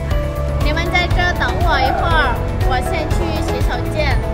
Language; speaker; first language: Chinese; non-native, learner; Vietnamese